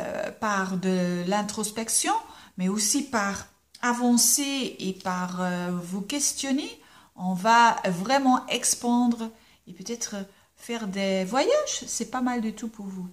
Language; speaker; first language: French; non-native, local second language; Dutch